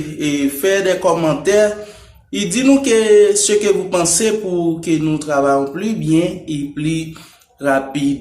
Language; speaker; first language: French; non-native, local second language; Haitian Creole